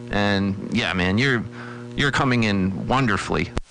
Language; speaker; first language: English; native; English